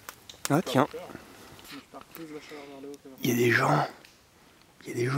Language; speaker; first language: French; native; French